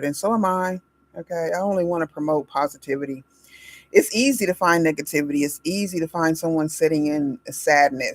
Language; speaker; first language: English; native; English